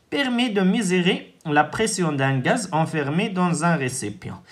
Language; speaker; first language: French; non-native, local second language; Arabic